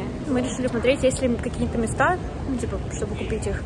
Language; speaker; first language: Russian; native; Russian